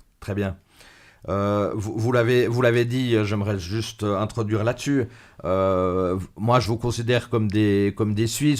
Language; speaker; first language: French; native; French